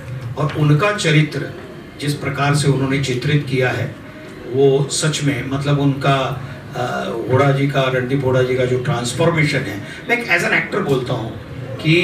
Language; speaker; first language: Hindi; native; Hindi